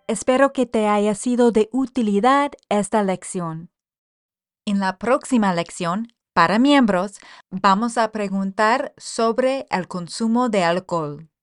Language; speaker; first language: Spanish; non-native, fluent; English